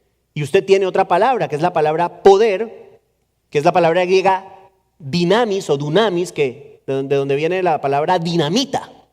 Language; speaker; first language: Spanish; native; Spanish